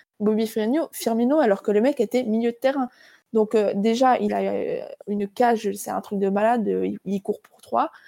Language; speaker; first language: French; native; French